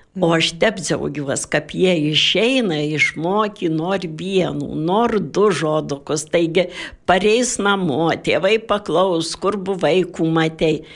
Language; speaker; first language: Lithuanian; native; Lithuanian